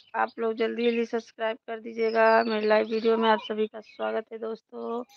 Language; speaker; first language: Hindi; native; Hindi